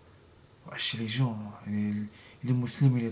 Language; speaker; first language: French; non-native, learner; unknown